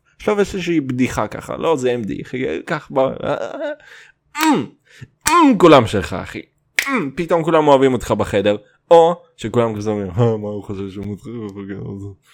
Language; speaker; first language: Hebrew; non-native, fluent; Russian